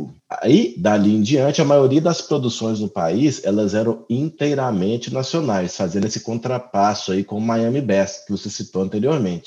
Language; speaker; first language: Portuguese; native; Portuguese